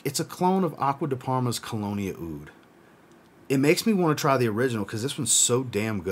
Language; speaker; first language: English; native; English